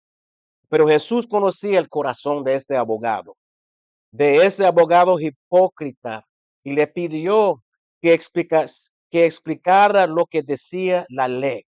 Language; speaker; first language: Spanish; non-native, fluent; English